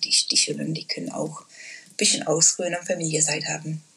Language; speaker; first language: German; non-native, learner; English